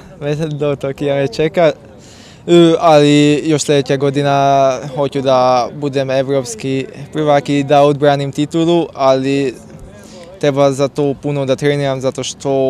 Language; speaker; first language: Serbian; non-native, local second language; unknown